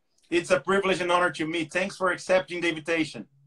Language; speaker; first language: English; non-native, fluent; Portuguese